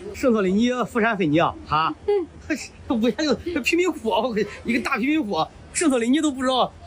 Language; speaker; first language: Chinese; native; Chinese